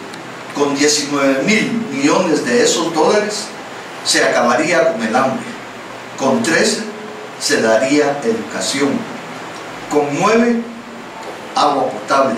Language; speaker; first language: Spanish; native; Spanish